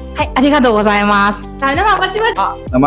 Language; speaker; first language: Japanese; non-native, learner; Burmese